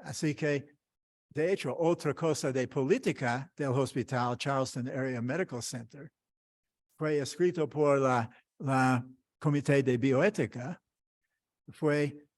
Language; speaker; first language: Spanish; non-native, fluent; English